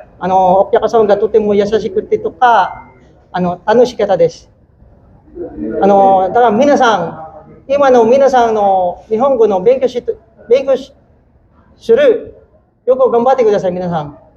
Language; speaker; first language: Japanese; non-native, learner; Filipino